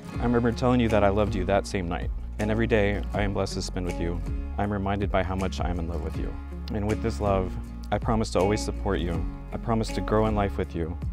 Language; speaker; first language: English; native; English